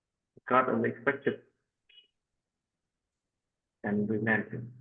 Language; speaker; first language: English; non-native, fluent; Vietnamese